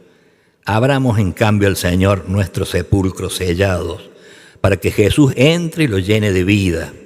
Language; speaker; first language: Spanish; native; Spanish